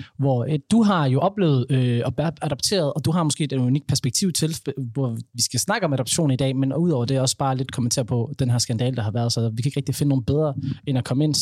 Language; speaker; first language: Danish; early bilingual, other home language; Somali